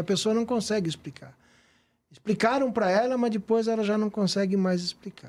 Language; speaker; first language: Portuguese; native; Portuguese